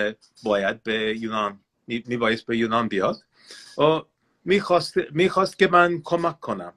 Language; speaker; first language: Persian; non-native, learner; English